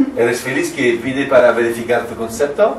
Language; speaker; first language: Spanish; non-native, learner; French